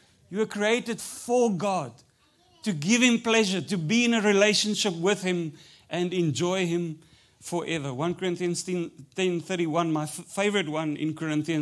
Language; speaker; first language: English; non-native, fluent; Afrikaans